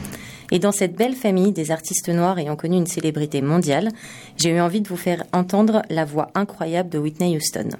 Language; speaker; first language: French; native; French